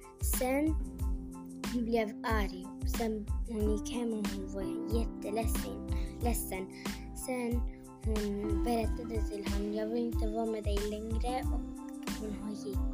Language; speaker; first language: Swedish; non-native, learner; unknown